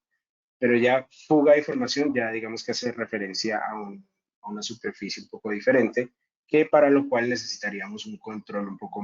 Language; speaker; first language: Spanish; native; Spanish